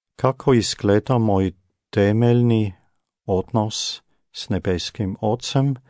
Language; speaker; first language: Croatian; non-native, fluent; German